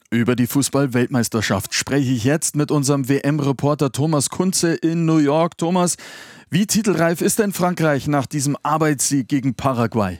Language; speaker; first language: German; native; German